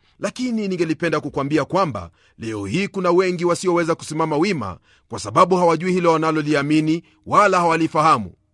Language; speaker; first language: Swahili; non-native, local second language; Luyia